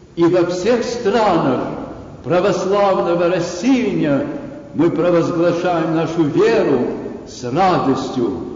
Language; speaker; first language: Russian; native; Russian